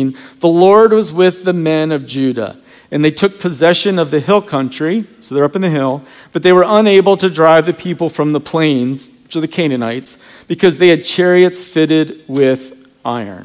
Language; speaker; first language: English; native; English